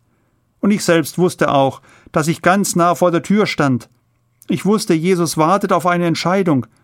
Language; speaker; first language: German; native; German